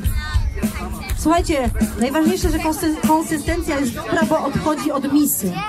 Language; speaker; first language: Polish; native; Polish